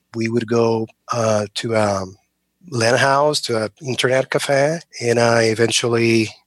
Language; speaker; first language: English; non-native, fluent; Portuguese